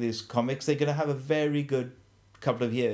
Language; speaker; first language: English; native; English